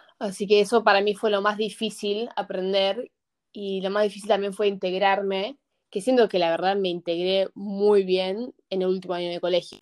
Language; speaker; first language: Spanish; early bilingual, heritage; Spanish